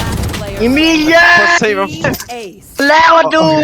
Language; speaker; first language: Danish; native; Danish